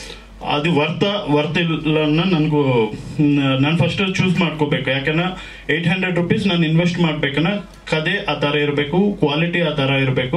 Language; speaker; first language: Kannada; non-native, local second language; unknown